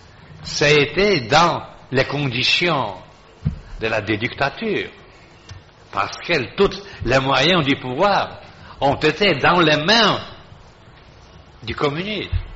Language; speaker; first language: French; non-native, fluent; Polish